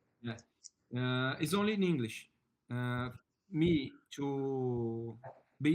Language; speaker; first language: English; non-native, learner; Portuguese